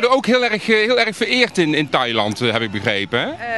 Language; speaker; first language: Dutch; native; Dutch